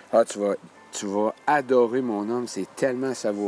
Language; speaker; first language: French; native; French